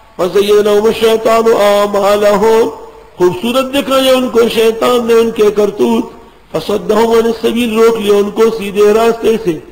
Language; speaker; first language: Urdu; non-native, local second language; Pashto